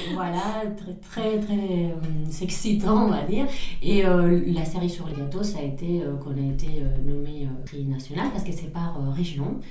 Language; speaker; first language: French; non-native, fluent; Spanish